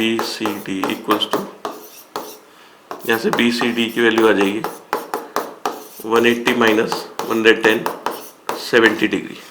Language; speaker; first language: Hindi; native; Hindi